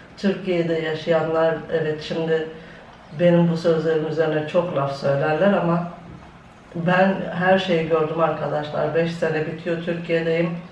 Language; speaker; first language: Turkish; native; Turkish